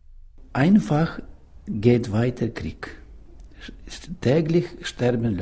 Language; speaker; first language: German; non-native, learner; Ukrainian